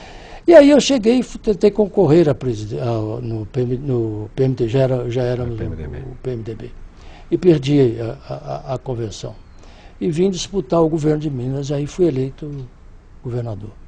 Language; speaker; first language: Portuguese; native; Portuguese